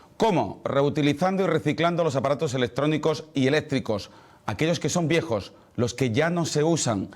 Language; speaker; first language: Spanish; native; Spanish